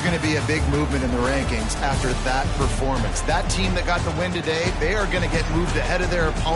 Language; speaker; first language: English; native; English